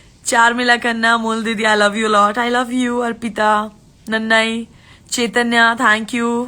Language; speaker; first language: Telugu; non-native, learner; Gujarati